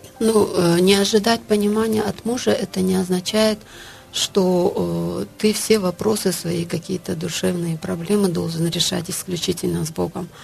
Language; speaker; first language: Russian; non-native, local second language; Tajik